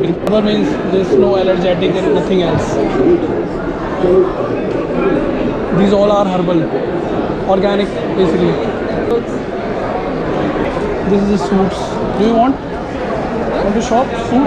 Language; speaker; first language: English; non-native, local second language; Hindi